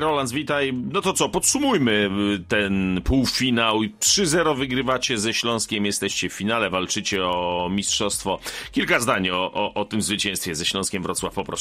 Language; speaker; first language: Polish; native; Polish